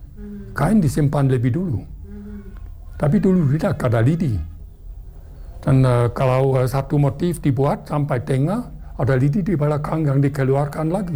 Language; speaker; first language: Indonesian; non-native, fluent; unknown